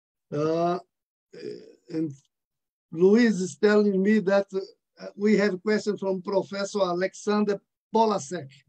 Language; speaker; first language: English; non-native, fluent; Portuguese